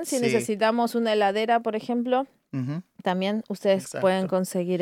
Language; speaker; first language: Spanish; native; Spanish